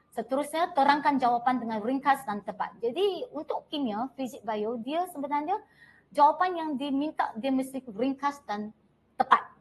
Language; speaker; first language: Malay; non-native, local second language; Chinese